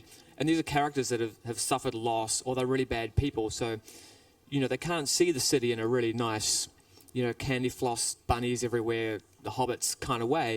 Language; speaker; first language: English; native; English